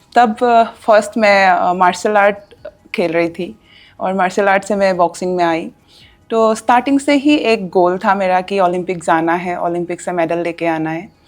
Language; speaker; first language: Hindi; non-native, local second language; Assamese